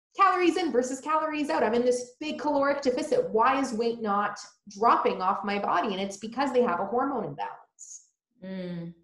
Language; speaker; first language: English; early bilingual, other home language; Polish